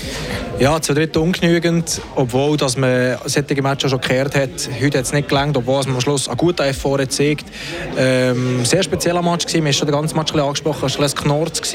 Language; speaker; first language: German; native; German